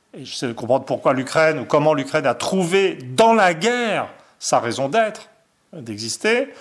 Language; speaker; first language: French; native; French